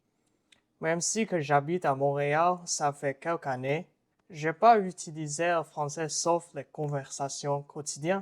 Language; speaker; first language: French; non-native, learner; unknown